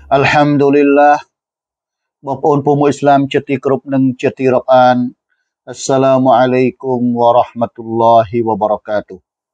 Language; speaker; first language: Khmer; non-native, local second language; Western Cham